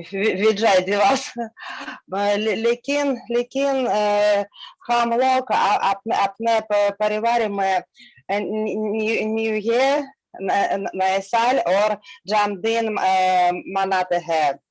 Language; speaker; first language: Hindi; non-native, learner; Russian